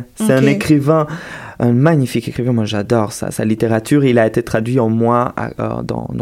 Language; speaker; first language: French; non-native, fluent; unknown